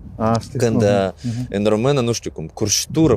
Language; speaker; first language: Romanian; non-native, learner; Ukrainian